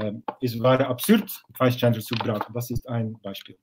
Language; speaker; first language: German; non-native, fluent; Dutch